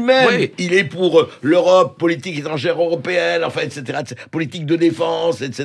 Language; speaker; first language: French; native; French